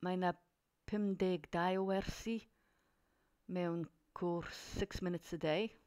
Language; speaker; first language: Welsh; non-native, learner; English